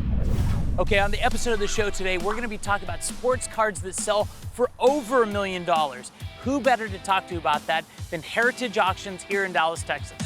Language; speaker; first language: English; native; English